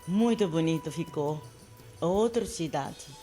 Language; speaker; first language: Portuguese; non-native, learner; Japanese